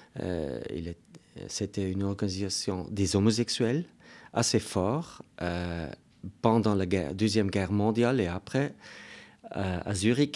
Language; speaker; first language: French; non-native, local second language; German